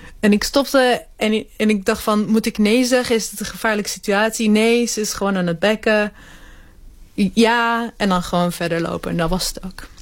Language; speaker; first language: Dutch; early bilingual, other home language; Hebrew